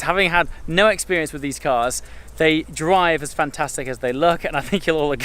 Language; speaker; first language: English; native; English